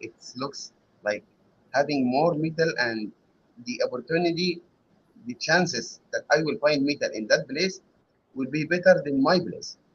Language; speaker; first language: English; non-native, learner; Arabic